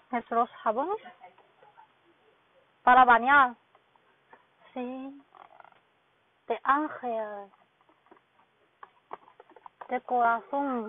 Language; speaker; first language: Spanish; non-native, learner; Chinese